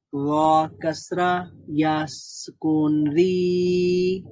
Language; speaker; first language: Arabic; non-native, learner; Bangla